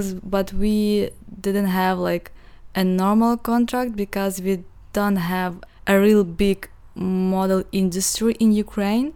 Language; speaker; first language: English; non-native, learner; Ukrainian